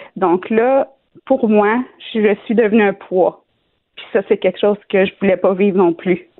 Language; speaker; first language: French; native; French